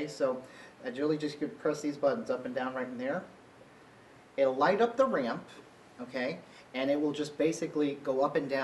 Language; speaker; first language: English; native; English